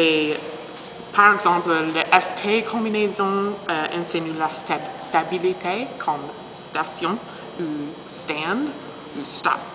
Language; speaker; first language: French; non-native, learner; English